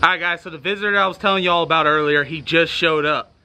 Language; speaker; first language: English; native; English